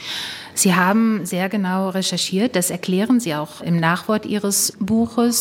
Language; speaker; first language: German; native; German